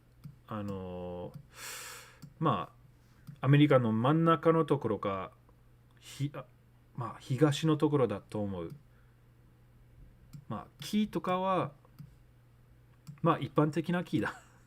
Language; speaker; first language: Japanese; non-native, learner; English